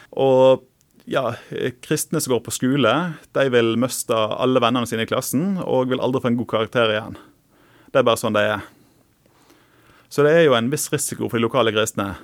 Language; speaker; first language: Norwegian; native; Norwegian